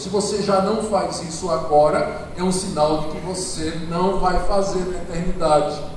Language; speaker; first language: Portuguese; native; Portuguese